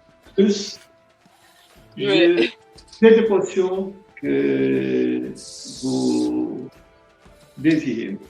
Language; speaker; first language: French; non-native, learner; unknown